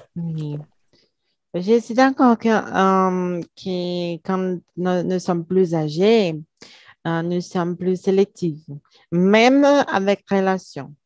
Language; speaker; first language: French; non-native, learner; Portuguese